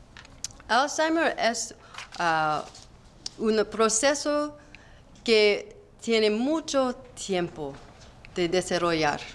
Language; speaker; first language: Spanish; non-native, learner; English